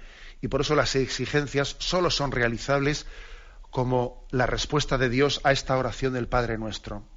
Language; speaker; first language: Spanish; native; Spanish